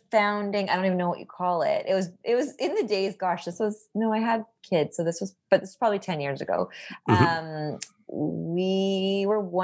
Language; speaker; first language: English; native; English